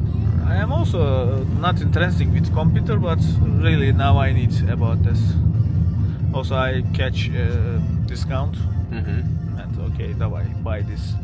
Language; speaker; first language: English; non-native, learner; Turkish